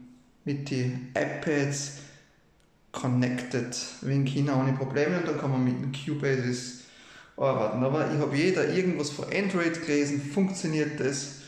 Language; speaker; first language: German; native; German